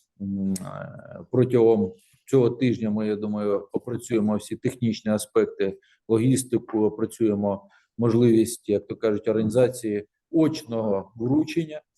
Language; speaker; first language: Ukrainian; native; Ukrainian